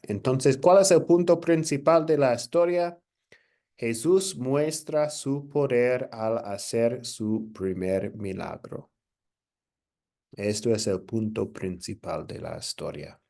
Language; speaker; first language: Spanish; non-native, fluent; English